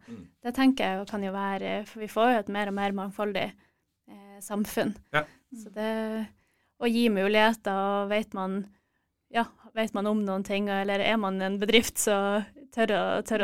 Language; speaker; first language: Norwegian; native; Norwegian